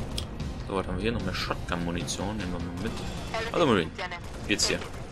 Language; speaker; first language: German; native; German